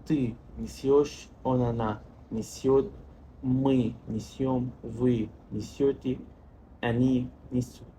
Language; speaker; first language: Russian; non-native, fluent; Arabic